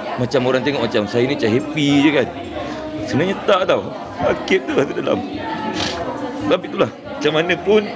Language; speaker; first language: Malay; native; Malay